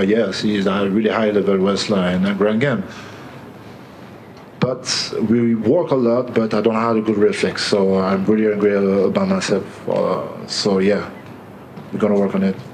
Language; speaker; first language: English; non-native, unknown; French